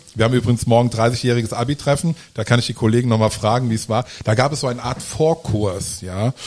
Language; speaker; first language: German; early bilingual, other home language; Italian